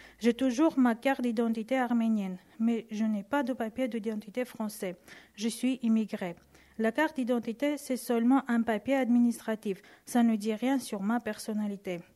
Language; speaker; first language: French; non-native, learner; Armenian